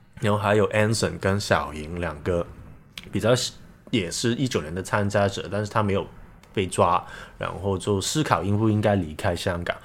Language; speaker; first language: Chinese; non-native, local second language; Cantonese